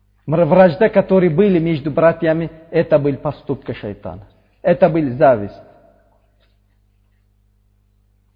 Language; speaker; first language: Russian; non-native, learner; Uzbek